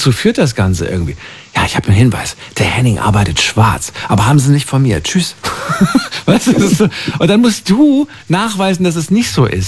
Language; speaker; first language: German; native; German